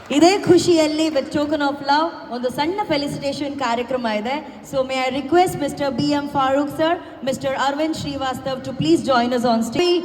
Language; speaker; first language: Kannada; non-native, local second language; Tulu